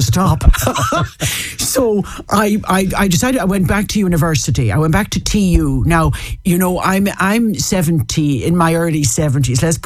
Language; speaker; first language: English; native; English